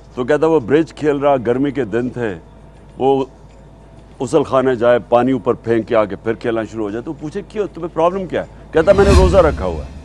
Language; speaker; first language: Urdu; native; Urdu